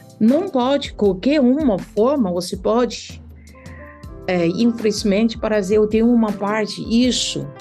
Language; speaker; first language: Portuguese; non-native, learner; Chinese